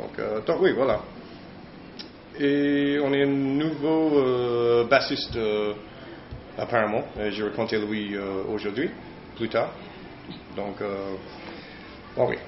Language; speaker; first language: French; non-native, learner; English